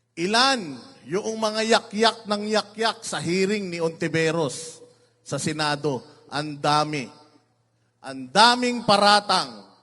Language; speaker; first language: Filipino; native; Filipino